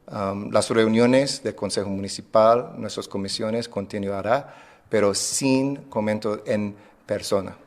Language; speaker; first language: Spanish; non-native, fluent; English